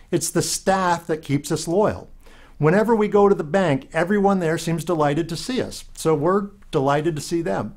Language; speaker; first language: English; native; English